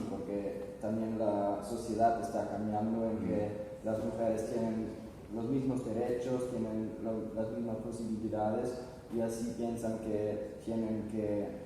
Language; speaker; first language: Spanish; non-native, fluent; German